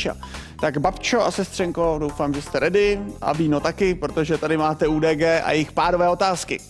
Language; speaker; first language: Czech; native; Czech